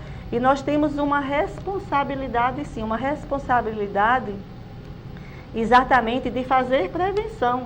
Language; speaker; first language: Portuguese; native; Portuguese